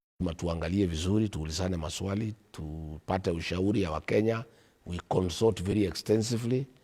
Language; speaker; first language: Swahili; non-native, local second language; Kikuyu